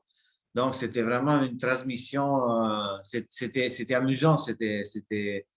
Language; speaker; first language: French; non-native, fluent; Italian